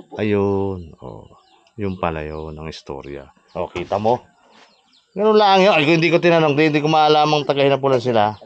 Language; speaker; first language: Filipino; native; Filipino